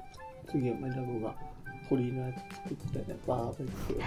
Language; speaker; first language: Japanese; native; Japanese